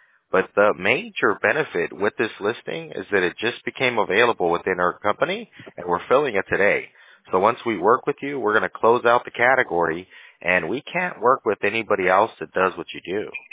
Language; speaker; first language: English; early bilingual, other home language; Spanish